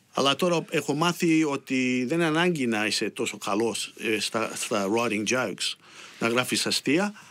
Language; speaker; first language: Greek; early bilingual, heritage; Greek